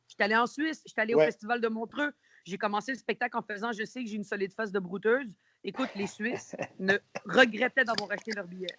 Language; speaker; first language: French; early bilingual, other home language; Arabic